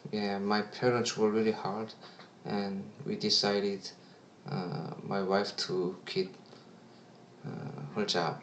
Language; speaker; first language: English; non-native, learner; Korean